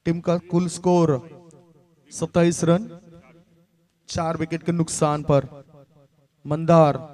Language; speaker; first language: Hindi; non-native, local second language; Marathi